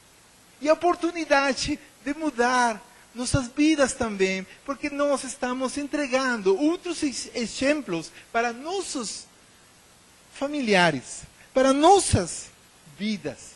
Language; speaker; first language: Portuguese; non-native, learner; Spanish